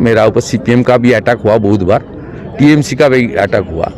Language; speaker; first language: Hindi; non-native, local second language; Bangla